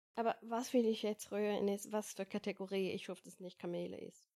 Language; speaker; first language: German; non-native, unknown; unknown